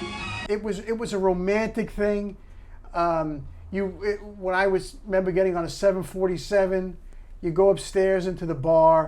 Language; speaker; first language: English; native; English